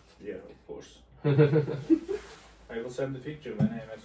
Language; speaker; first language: English; non-native, learner; Turkish